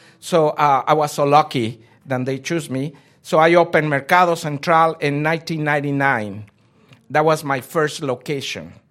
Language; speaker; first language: English; non-native, fluent; Spanish